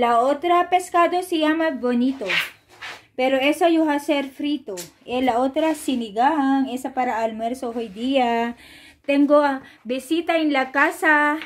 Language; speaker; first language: Spanish; non-native, learner; Filipino